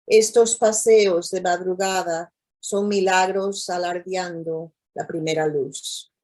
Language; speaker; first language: Spanish; early bilingual, other home language; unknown